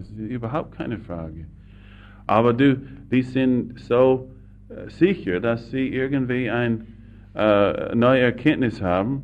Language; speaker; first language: German; non-native, fluent; English